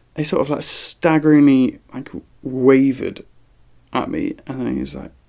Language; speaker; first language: English; native; English